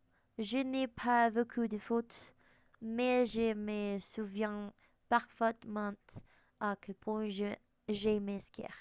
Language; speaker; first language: French; non-native, learner; Spanish